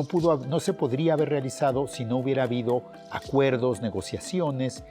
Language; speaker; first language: Spanish; native; Spanish